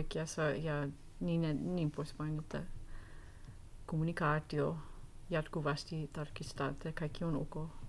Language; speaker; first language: Finnish; non-native, learner; English